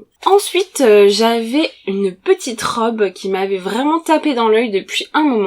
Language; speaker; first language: French; native; French